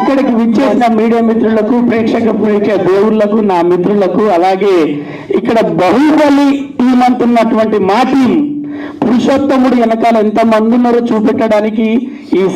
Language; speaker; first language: Telugu; native; Telugu